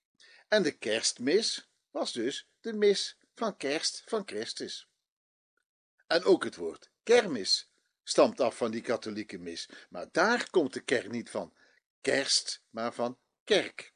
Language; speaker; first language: Dutch; native; Dutch